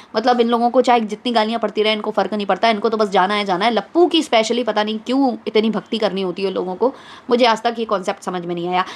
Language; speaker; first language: Hindi; native; Hindi